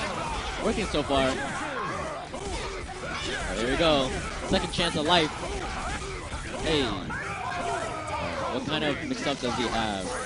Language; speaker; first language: English; native; English